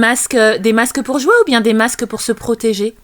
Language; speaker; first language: French; native; French